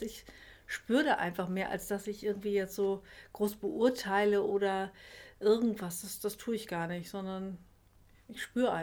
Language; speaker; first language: German; native; German